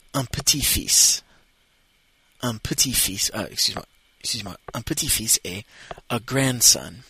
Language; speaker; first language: French; non-native, fluent; English